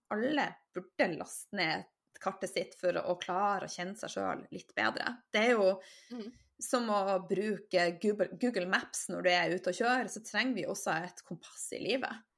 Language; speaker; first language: Norwegian; native; Norwegian